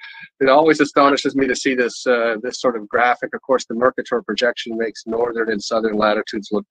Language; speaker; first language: English; native; English